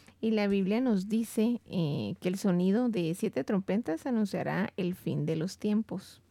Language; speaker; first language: Spanish; native; Spanish